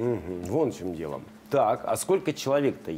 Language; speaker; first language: Russian; native; Russian